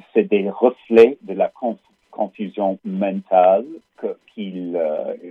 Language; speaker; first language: French; non-native, fluent; English